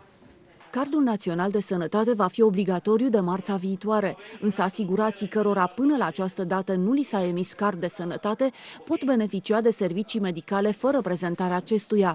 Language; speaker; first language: Romanian; native; Romanian